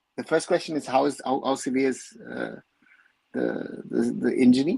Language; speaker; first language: English; non-native, local second language; Bangla